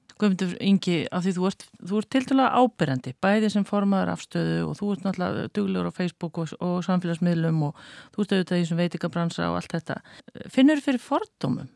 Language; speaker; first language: Icelandic; native; Icelandic